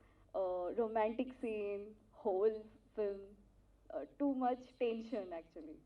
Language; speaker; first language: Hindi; non-native, local second language; Telugu